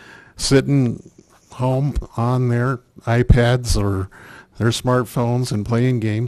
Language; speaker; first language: English; native; English